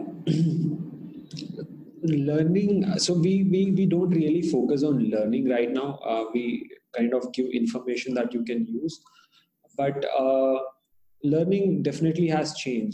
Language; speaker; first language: English; non-native, local second language; Hindi